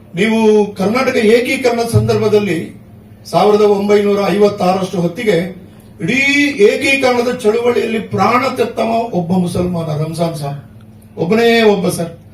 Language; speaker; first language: Kannada; non-native, local second language; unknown